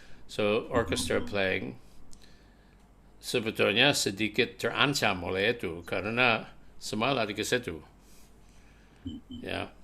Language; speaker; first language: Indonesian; non-native, fluent; English